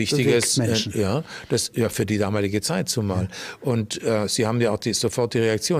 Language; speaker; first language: German; native; German